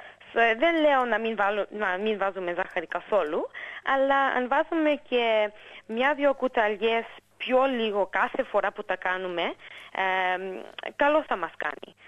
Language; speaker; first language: Greek; early bilingual, heritage; English